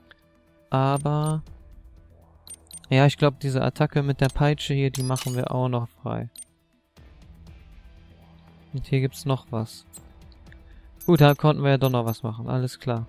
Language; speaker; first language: German; native; German